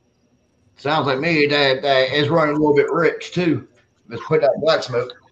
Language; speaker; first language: English; native; English